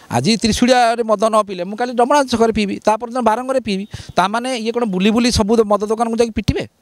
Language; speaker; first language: Odia; native; Odia